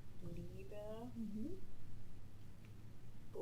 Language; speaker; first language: German; non-native, learner; English